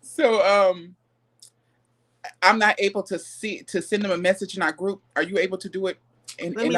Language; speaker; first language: English; native; English